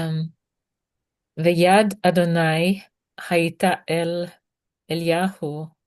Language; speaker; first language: Hebrew; non-native, learner; English